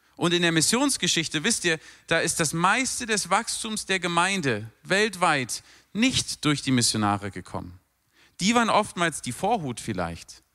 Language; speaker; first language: German; native; German